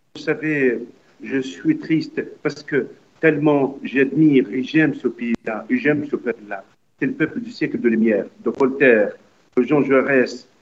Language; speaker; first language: French; non-native, local second language; Arabic